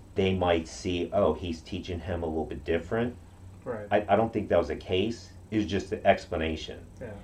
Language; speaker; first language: English; non-native, fluent; Japanese